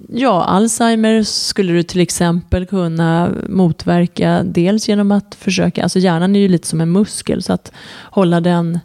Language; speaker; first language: Swedish; early bilingual, other home language; Persian